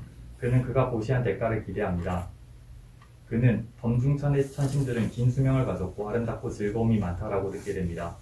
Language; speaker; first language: Korean; native; Korean